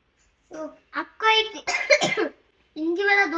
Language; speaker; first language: Hindi; non-native, local second language; Kannada